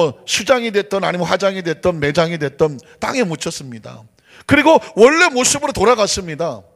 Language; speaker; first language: Korean; native; Korean